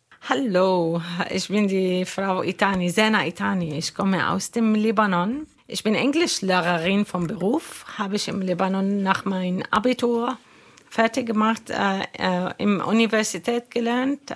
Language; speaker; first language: German; non-native, learner; Arabic